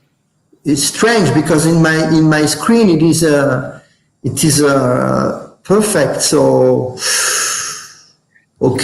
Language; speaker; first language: English; non-native, fluent; French